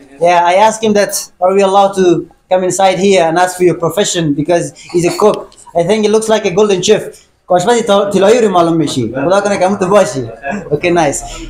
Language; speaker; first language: English; non-native, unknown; Persian